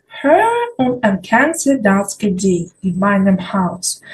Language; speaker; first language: German; non-native, fluent; Ukrainian